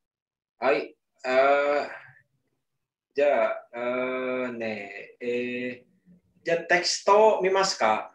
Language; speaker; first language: Japanese; non-native, learner; Indonesian